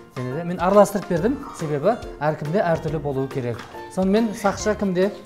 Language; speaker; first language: Kazakh; native; Kazakh